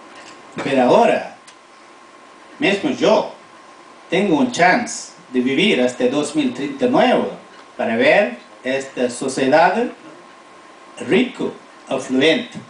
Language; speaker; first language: Spanish; non-native, fluent; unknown